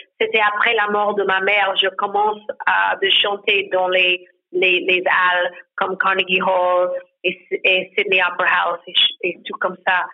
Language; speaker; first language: French; non-native, learner; English